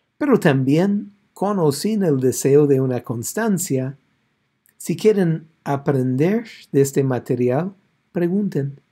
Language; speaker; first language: Spanish; non-native, fluent; English